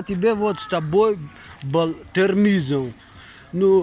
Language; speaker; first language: Russian; non-native, local second language; Tajik